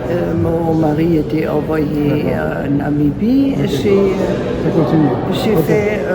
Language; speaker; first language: French; non-native, fluent; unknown